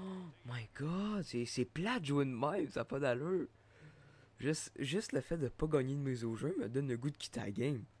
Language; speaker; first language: French; native; French